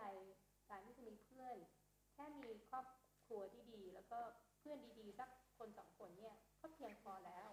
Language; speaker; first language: Thai; native; Thai